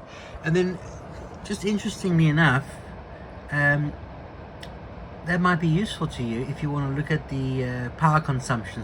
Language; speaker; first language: English; native; English